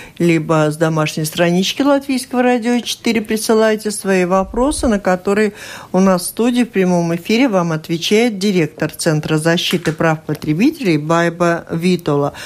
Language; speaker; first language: Russian; native; Russian